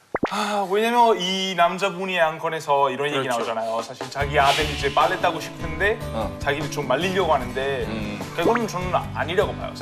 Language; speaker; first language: Korean; non-native, fluent; Italian